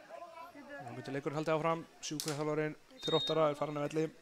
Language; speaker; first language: Icelandic; native; Icelandic